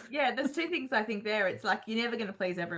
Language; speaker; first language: English; native; English